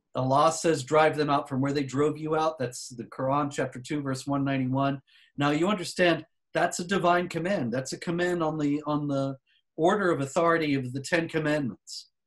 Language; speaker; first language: English; native; English